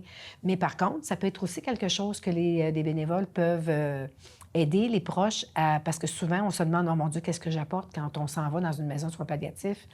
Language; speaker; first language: French; native; French